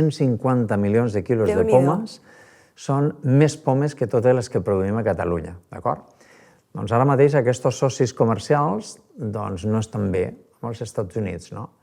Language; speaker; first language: Catalan; native; Catalan